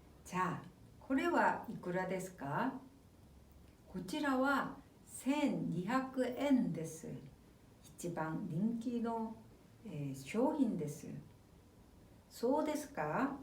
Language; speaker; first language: Japanese; non-native, fluent; Korean